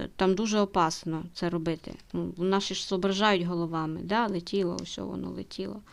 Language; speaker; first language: Ukrainian; native; Ukrainian